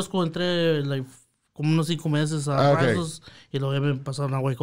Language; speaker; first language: Spanish; native; Spanish